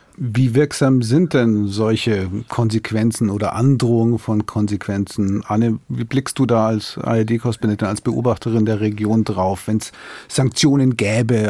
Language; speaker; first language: German; native; German